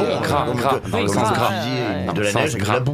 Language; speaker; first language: French; native; French